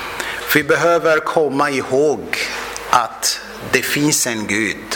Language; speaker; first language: Swedish; non-native, fluent; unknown